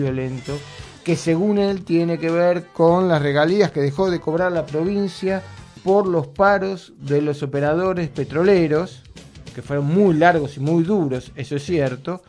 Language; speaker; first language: Spanish; native; Spanish